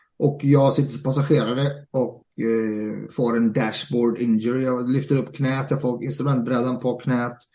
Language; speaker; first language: Swedish; early bilingual, other home language; Arabic